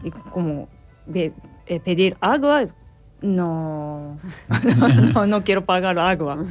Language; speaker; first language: Spanish; non-native, learner; Japanese